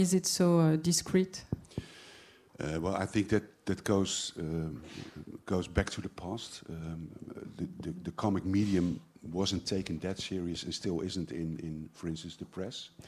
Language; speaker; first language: English; non-native, learner; Dutch